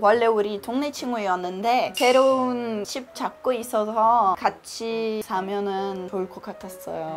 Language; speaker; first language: Korean; non-native, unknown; German